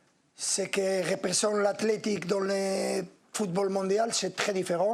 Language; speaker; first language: French; non-native, fluent; Spanish